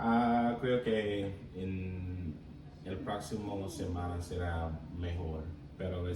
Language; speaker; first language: Spanish; non-native, learner; English